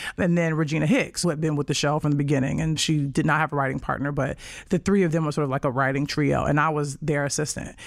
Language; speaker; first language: English; native; English